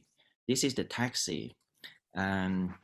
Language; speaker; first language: English; non-native, learner; Thai